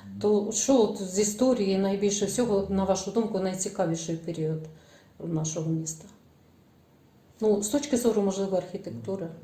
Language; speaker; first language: Ukrainian; native; Ukrainian